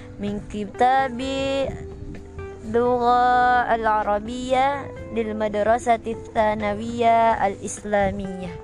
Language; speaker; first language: Arabic; non-native, learner; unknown